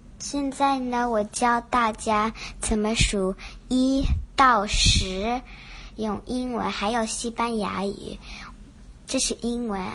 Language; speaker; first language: Chinese; early bilingual, heritage; Chinese